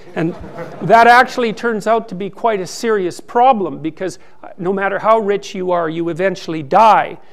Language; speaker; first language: English; native; English